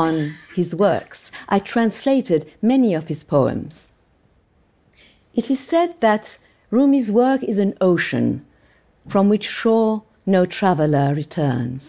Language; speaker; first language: English; non-native, fluent; Persian